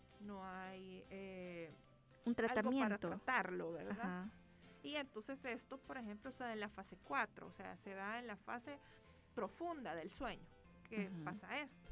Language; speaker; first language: Spanish; native; Spanish